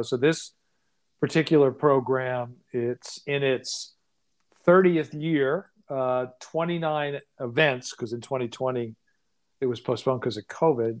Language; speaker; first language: English; native; English